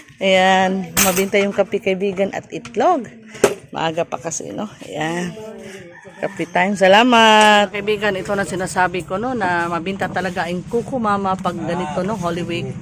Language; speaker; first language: Filipino; non-native, local second language; Cebuano